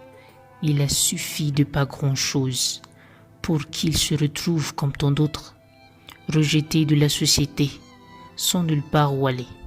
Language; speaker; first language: French; non-native, local second language; Malagasy